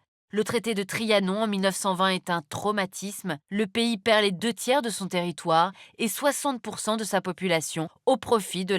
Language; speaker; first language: French; native; French